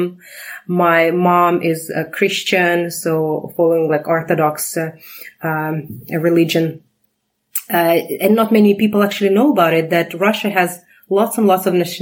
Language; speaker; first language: English; non-native, fluent; Russian